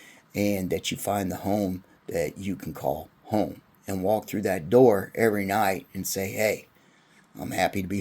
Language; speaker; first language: English; native; English